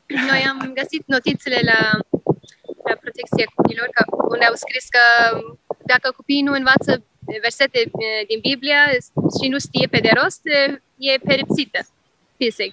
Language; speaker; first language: Romanian; non-native, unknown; Norwegian